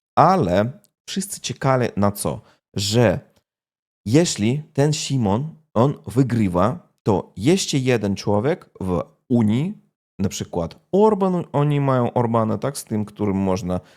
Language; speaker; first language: Polish; non-native, fluent; Russian